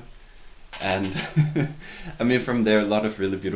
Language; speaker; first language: English; native; English